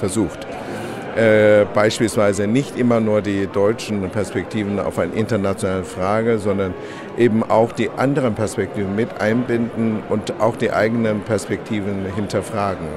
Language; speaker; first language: German; non-native, fluent; Chinese